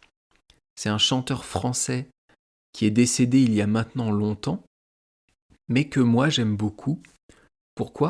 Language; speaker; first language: French; native; French